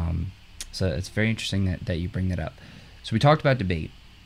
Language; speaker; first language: English; native; English